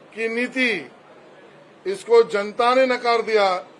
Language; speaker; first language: Hindi; non-native, local second language; Marathi